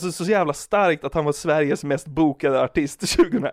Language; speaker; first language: Swedish; native; Swedish